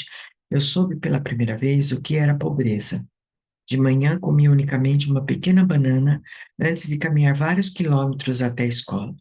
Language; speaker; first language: Portuguese; native; Portuguese